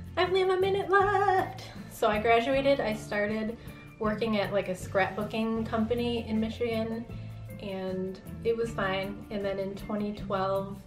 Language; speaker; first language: English; native; English